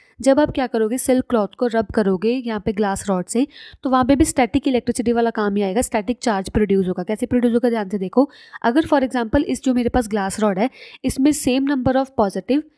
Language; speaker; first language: Hindi; native; Hindi